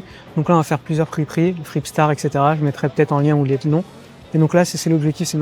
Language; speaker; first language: French; native; French